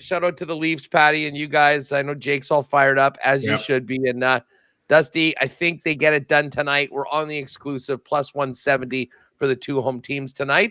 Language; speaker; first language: English; native; English